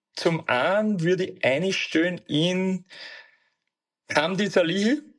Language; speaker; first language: German; native; German